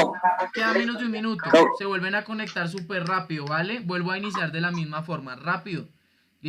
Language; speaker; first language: Spanish; native; Spanish